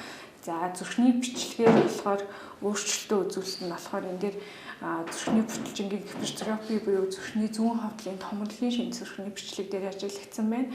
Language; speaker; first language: Mongolian; native; Mongolian